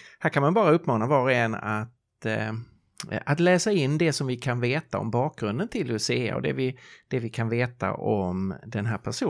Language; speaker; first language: Swedish; native; Swedish